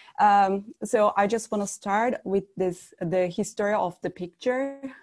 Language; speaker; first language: English; non-native, fluent; Turkish